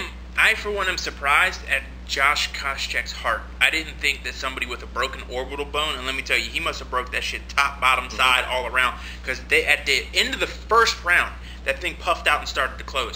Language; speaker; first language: English; native; English